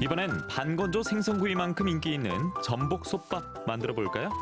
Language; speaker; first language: Korean; native; Korean